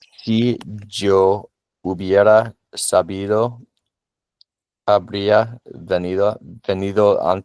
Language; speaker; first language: Spanish; non-native, learner; English